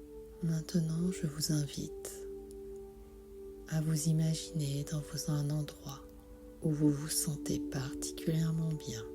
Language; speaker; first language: French; native; French